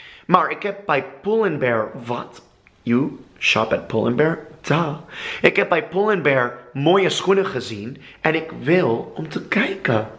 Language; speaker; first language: Dutch; non-native, learner; English